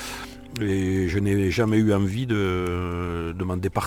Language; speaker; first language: French; native; French